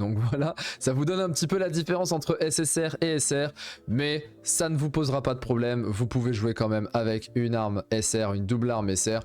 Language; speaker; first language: French; native; French